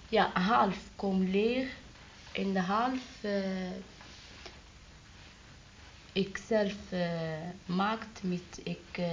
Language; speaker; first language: Dutch; non-native, learner; Arabic